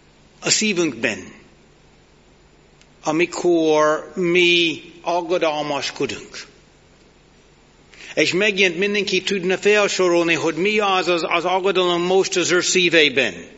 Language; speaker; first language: Hungarian; non-native, learner; English